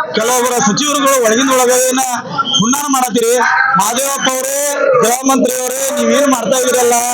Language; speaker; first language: Kannada; native; Kannada